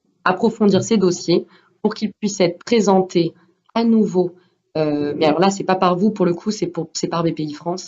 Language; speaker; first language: French; native; French